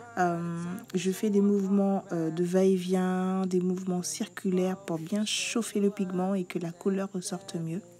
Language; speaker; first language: French; native; French